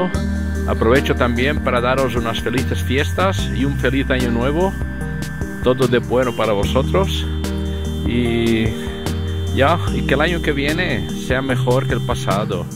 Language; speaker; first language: Spanish; non-native, fluent; Portuguese